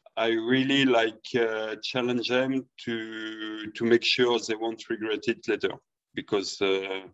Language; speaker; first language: English; non-native, fluent; French